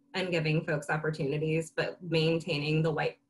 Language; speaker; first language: English; native; English